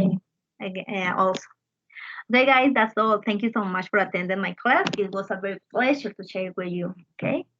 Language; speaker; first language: English; non-native, fluent; Spanish